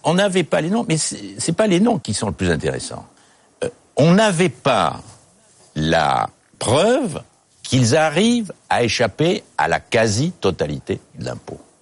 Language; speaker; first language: French; native; French